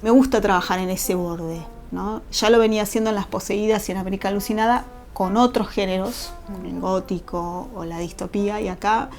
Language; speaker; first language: Spanish; native; Spanish